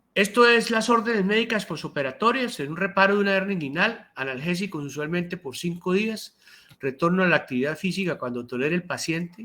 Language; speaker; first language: Spanish; native; Spanish